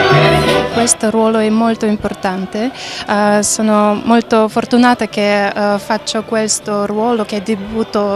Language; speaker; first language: Italian; non-native, fluent; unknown